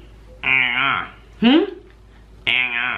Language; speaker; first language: Filipino; non-native, learner; English